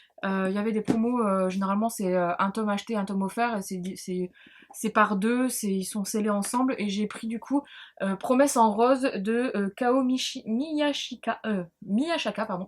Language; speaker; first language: French; native; French